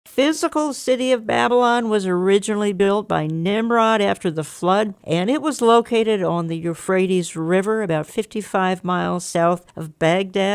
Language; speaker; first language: English; native; English